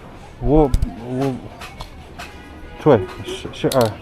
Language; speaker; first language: Chinese; non-native, learner; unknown